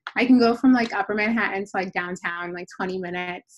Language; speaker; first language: English; native; English